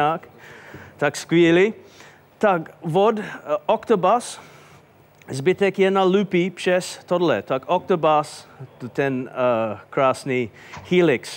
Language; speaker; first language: Czech; non-native, fluent; English